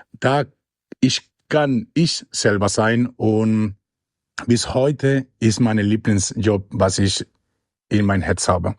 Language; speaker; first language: German; non-native, learner; Spanish